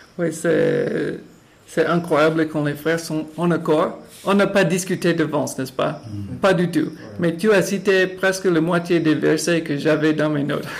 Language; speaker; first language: French; non-native, fluent; English